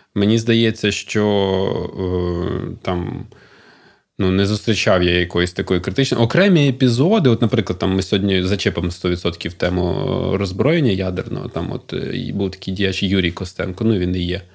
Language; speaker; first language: Ukrainian; native; Ukrainian